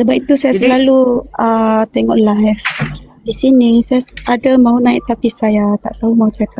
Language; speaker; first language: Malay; non-native, local second language; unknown